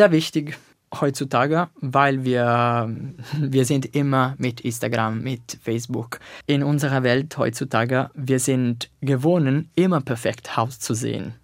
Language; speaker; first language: German; non-native, learner; Italian